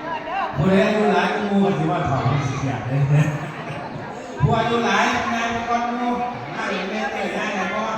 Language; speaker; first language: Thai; non-native, local second language; Northeastern Thai